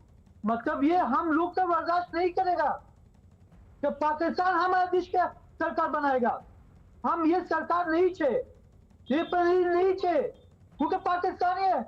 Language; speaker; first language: Hindi; non-native, learner; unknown